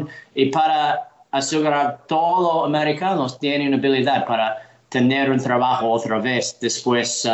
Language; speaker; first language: Spanish; non-native, learner; English